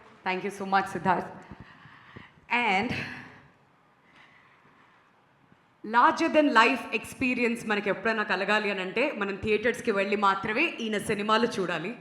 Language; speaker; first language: Telugu; native; Telugu